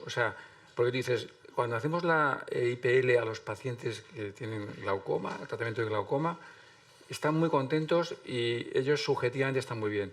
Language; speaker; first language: Spanish; native; Spanish